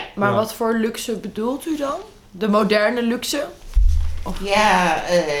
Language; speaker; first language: Dutch; native; Dutch